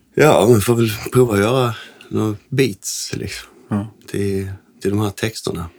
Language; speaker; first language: Swedish; native; Swedish